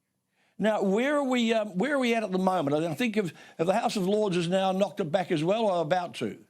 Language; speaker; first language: English; native; English